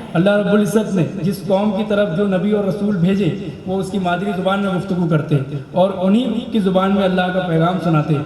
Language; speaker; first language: Urdu; native; Urdu